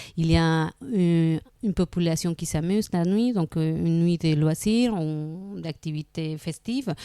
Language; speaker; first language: French; non-native, fluent; Spanish